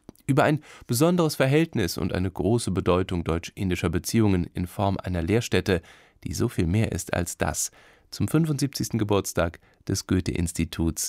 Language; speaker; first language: German; native; German